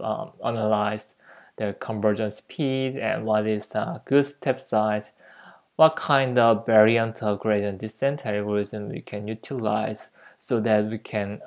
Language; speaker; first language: English; non-native, fluent; Korean